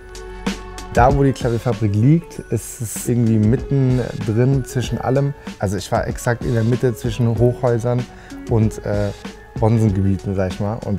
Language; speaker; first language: German; early bilingual, other home language; Turkish